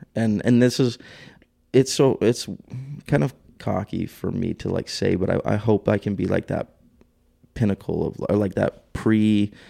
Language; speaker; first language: English; native; English